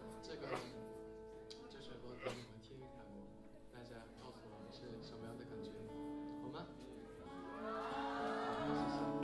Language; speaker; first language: Chinese; non-native, fluent; Korean